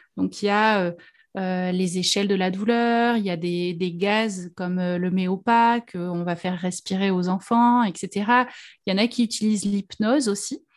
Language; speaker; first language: French; native; French